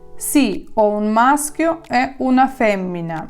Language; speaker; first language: Italian; non-native, fluent; Ukrainian